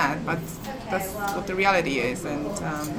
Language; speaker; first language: English; non-native, fluent; Polish